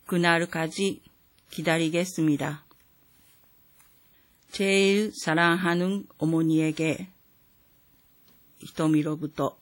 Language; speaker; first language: Korean; non-native, learner; Japanese